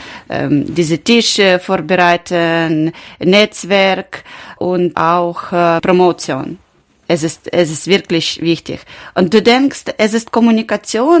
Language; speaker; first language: German; non-native, learner; Ukrainian